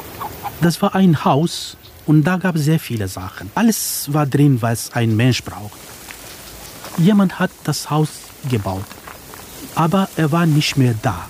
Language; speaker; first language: German; non-native, fluent; Kurdish